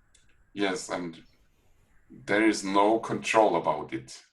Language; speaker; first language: English; non-native, fluent; German